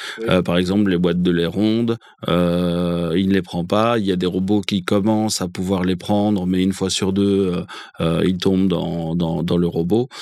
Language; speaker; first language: French; native; French